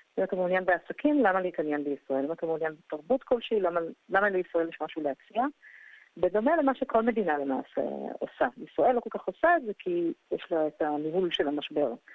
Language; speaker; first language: Hebrew; early bilingual, other home language; English